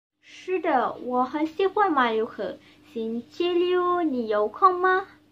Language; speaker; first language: Chinese; non-native, learner; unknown